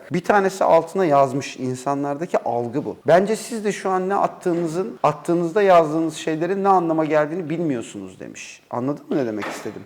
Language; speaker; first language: Turkish; native; Turkish